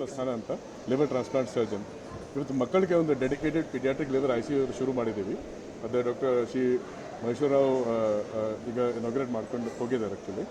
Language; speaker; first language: Kannada; non-native, learner; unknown